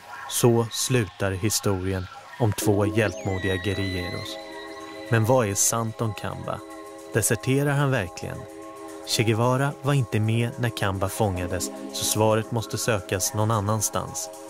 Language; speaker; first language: Swedish; native; Swedish